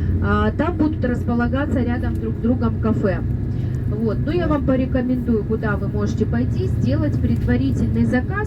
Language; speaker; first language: Russian; native; Russian